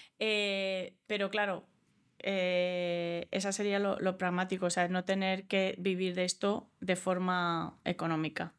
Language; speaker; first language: Spanish; early bilingual, other home language; English